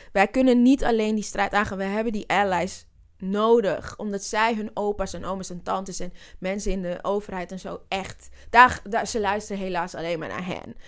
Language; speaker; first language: Dutch; native; Dutch